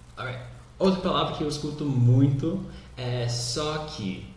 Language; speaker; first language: Portuguese; non-native, fluent; English